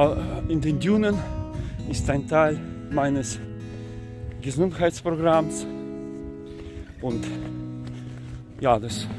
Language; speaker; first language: German; non-native, fluent; Russian